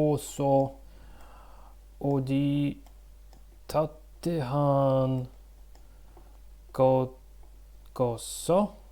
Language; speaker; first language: Korean; non-native, learner; Russian